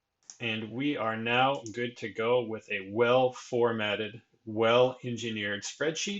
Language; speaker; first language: English; native; English